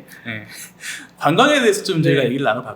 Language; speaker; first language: Korean; native; Korean